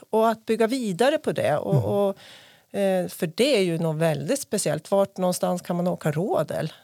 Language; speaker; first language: Swedish; native; Swedish